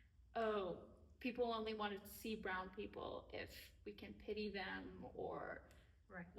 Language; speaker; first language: English; native; English